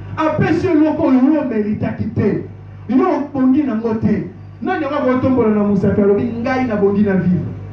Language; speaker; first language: Lingala; native; Lingala